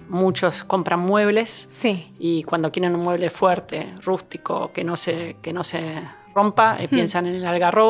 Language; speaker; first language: Spanish; native; Spanish